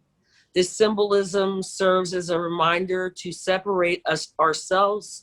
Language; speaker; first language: English; native; English